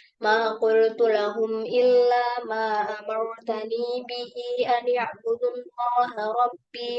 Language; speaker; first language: Arabic; non-native, learner; Indonesian